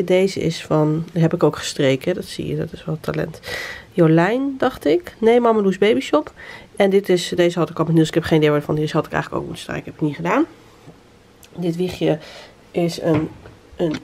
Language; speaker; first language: Dutch; native; Dutch